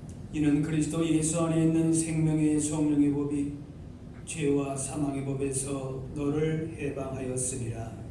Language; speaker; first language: Korean; native; Korean